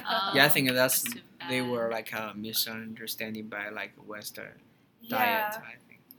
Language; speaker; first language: English; non-native, learner; Chinese